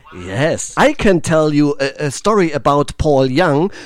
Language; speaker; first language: English; non-native, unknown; German